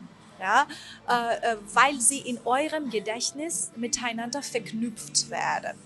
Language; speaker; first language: German; non-native, fluent; Persian